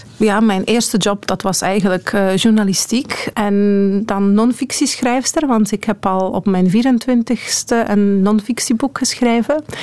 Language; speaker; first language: Dutch; non-native, fluent; Polish